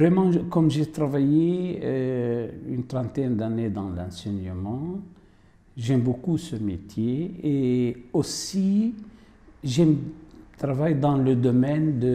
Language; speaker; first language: French; non-native, fluent; Arabic